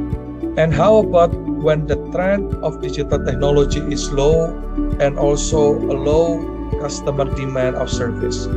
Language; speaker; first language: English; non-native, learner; Indonesian